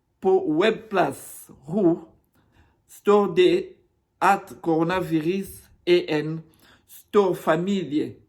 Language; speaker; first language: Swedish; non-native, learner; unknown